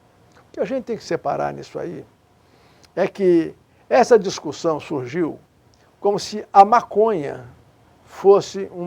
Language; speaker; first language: Portuguese; native; Portuguese